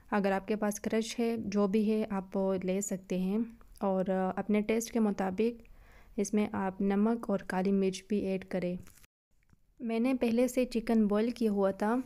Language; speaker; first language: Urdu; native; Urdu